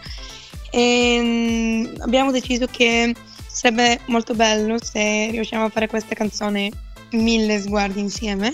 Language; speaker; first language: Italian; non-native, fluent; Bulgarian